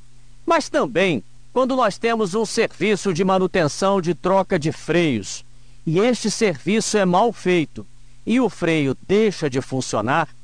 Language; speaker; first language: Portuguese; native; Portuguese